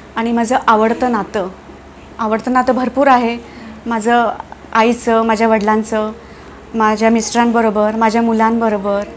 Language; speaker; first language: Marathi; native; Marathi